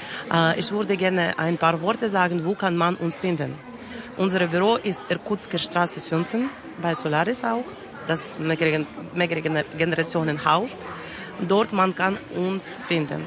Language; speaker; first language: German; non-native, learner; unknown